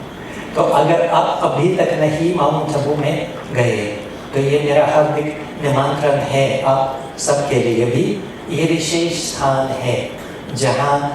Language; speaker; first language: Hindi; non-native, fluent; Russian